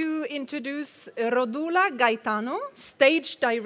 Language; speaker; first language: English; non-native, fluent; Norwegian